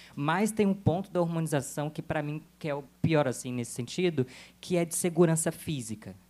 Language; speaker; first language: Portuguese; native; Portuguese